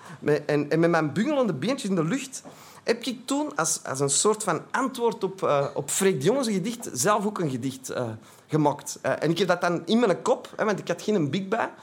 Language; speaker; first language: Dutch; native; Dutch